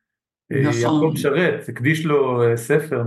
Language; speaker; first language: Hebrew; native; Hebrew